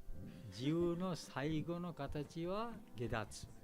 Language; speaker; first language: Japanese; non-native, learner; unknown